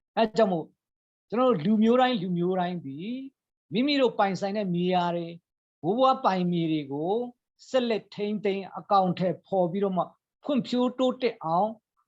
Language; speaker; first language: Burmese; non-native, local second language; Hakha Chin